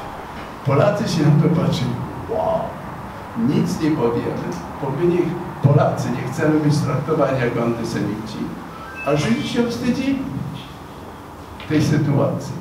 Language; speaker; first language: Polish; non-native, fluent; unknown